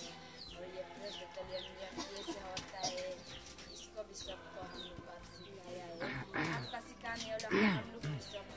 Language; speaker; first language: Hindi; non-native, local second language; Adi